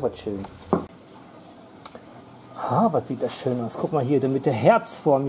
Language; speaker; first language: German; native; German